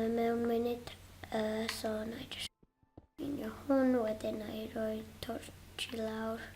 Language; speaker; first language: Welsh; non-native, local second language; English